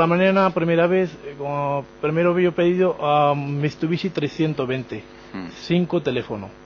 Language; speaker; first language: Spanish; non-native, learner; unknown